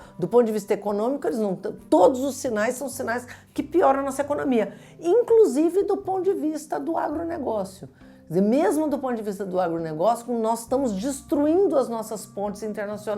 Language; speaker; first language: Portuguese; native; Portuguese